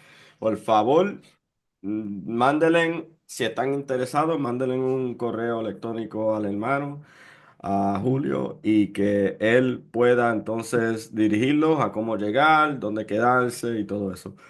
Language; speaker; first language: Spanish; early bilingual, heritage; Spanish